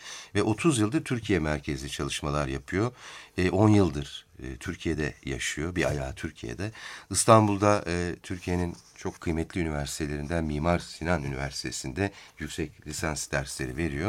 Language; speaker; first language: Turkish; native; Turkish